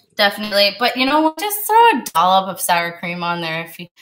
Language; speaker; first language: English; native; English